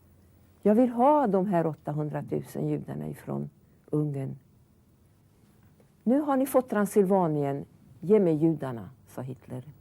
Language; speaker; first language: Swedish; non-native, fluent; Hungarian